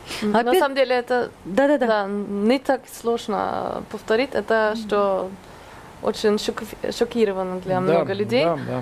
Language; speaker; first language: Russian; non-native, fluent; Norwegian